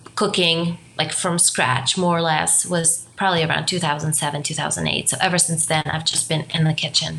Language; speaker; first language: English; non-native, fluent; Romanian